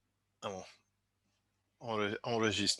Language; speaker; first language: French; non-native, fluent; English